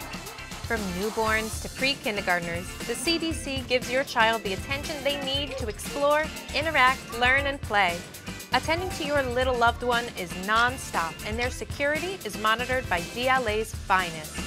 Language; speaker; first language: English; native; English